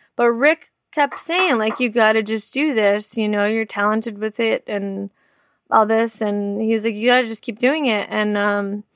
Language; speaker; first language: English; native; English